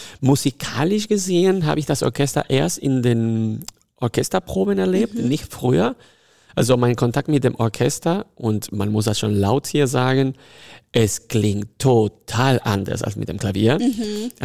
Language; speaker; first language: German; non-native, fluent; Spanish